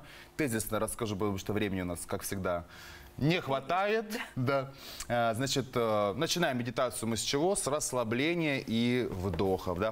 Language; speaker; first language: Russian; native; Russian